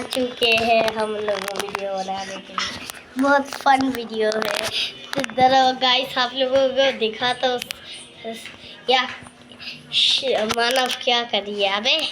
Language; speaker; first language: Hindi; non-native, learner; Bangla